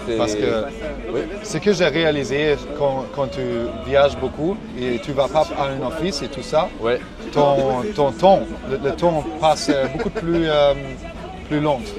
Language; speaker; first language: French; non-native, learner; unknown